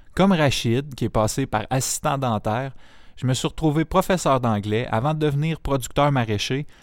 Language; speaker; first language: French; native; French